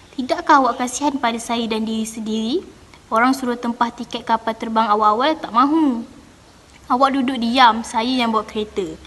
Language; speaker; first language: Malay; native; Malay